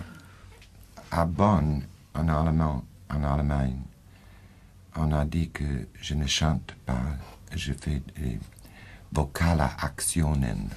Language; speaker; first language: French; non-native, fluent; English